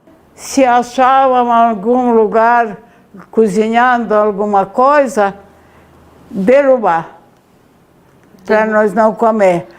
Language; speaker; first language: Portuguese; early bilingual, other home language; Ukrainian